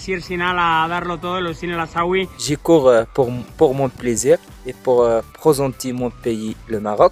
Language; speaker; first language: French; non-native, fluent; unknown